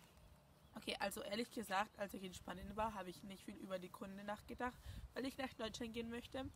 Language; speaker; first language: German; non-native, fluent; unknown